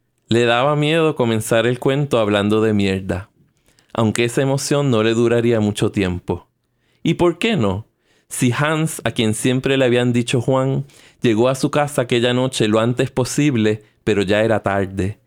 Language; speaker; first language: Spanish; native; Spanish